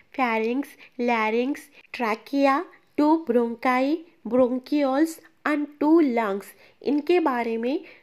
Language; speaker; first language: Hindi; non-native, local second language; Bangla